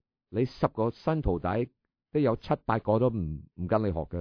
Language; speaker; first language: Cantonese; early bilingual, heritage; Cantonese